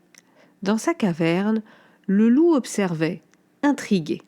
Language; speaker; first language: French; native; French